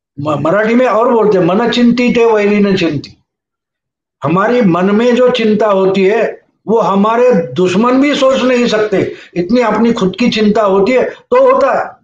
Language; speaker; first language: Hindi; non-native, local second language; Marathi